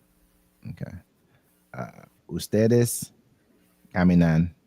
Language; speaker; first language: Spanish; non-native, learner; English